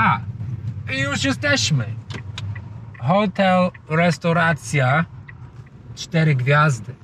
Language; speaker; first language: Polish; non-native, learner; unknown